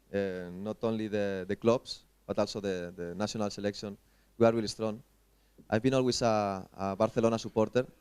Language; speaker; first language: English; non-native, fluent; Spanish